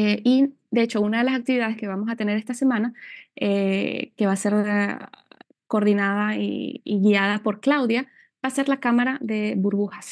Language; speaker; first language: Spanish; native; Spanish